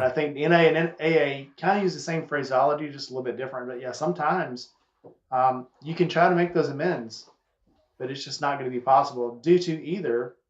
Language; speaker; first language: English; native; English